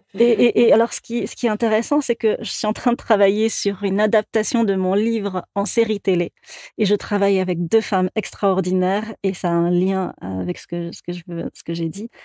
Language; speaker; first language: French; native; French